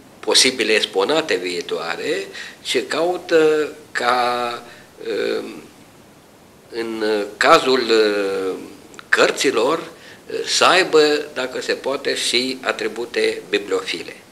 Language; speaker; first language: Romanian; native; Romanian